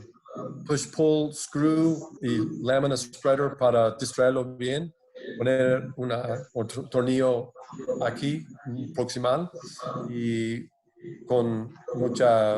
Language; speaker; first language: Spanish; non-native, fluent; English